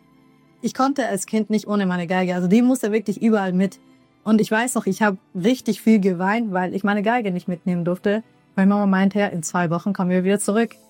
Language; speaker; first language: German; early bilingual, other home language; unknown